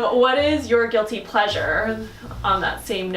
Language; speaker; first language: English; native; English